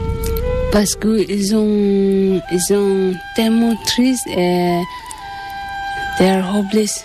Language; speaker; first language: French; non-native, learner; Tibetan